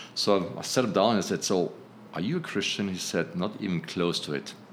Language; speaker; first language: English; non-native, fluent; German